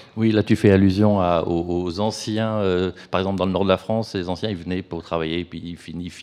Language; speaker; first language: French; native; French